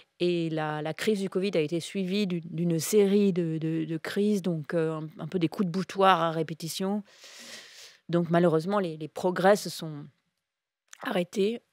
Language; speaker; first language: French; native; French